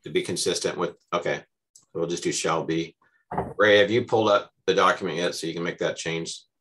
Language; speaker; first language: English; native; English